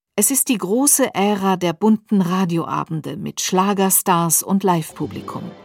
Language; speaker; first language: German; native; German